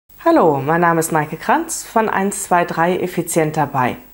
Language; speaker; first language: German; native; German